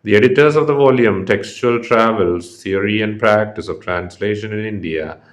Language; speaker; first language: English; non-native, local second language; Malayalam